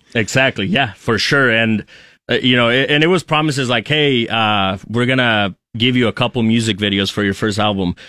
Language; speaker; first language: English; early bilingual, other home language; Spanish